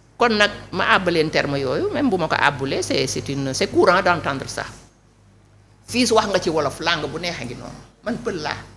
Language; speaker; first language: Wolof; non-native, local second language; Fula